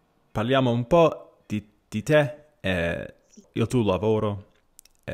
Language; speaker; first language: Italian; early bilingual, heritage; Italian